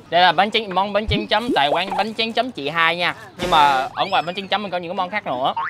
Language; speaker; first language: Vietnamese; non-native, fluent; English